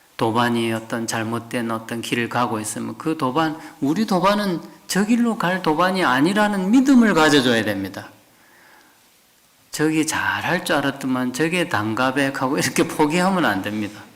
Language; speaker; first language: Korean; native; Korean